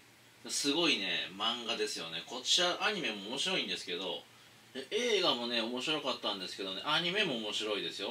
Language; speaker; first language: Japanese; native; Japanese